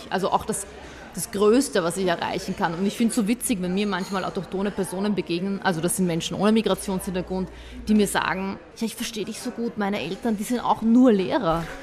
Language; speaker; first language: German; early bilingual, other home language; Bosnian